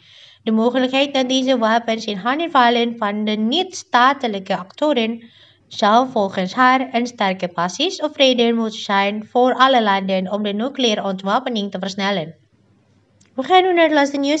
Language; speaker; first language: Dutch; non-native, learner; Indonesian